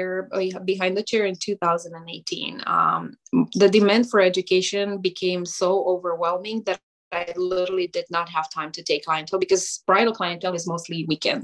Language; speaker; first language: English; non-native, fluent; Romanian